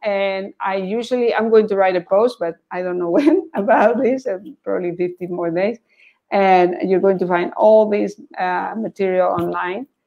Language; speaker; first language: English; non-native, fluent; Spanish